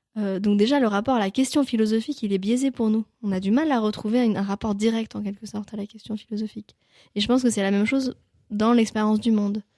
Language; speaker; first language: French; native; French